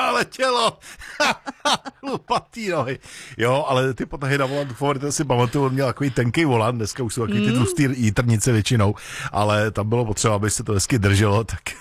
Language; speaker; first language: Czech; native; Czech